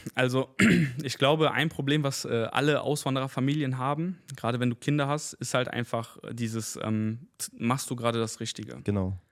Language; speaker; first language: German; early bilingual, other home language; Spanish